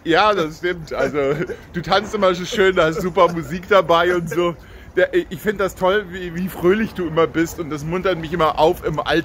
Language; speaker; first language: German; native; German